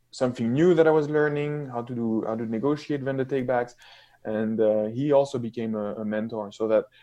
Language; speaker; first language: English; non-native, fluent; French